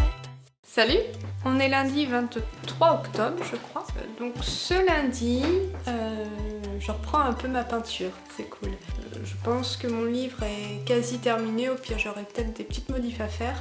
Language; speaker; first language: French; native; French